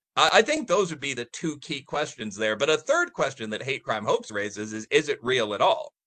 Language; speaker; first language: English; native; English